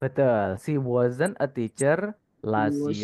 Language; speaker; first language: English; non-native, fluent; Indonesian